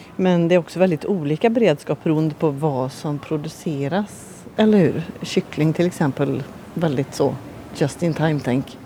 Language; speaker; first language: Swedish; native; Swedish